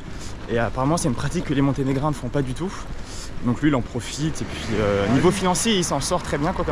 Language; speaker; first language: French; native; French